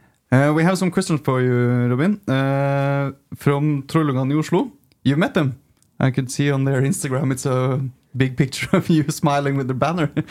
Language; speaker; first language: English; non-native, fluent; Norwegian